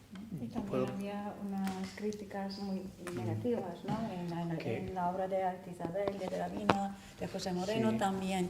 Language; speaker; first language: Spanish; non-native, fluent; Turkish